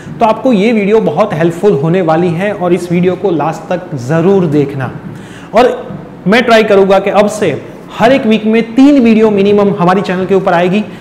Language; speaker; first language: Hindi; non-native, local second language; Gujarati